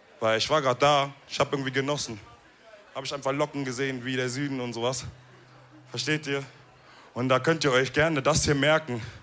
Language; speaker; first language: German; early bilingual, other home language; Wolof